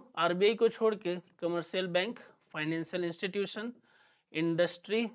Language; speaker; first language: Hindi; native; Hindi